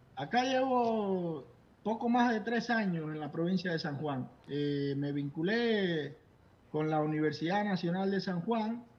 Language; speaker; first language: Spanish; native; Spanish